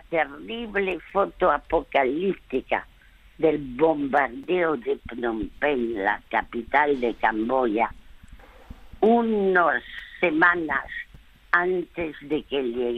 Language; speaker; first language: Spanish; early bilingual, other home language; French